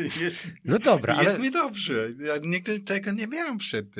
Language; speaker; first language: Polish; non-native, fluent; English